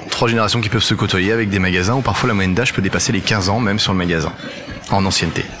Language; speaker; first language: French; native; French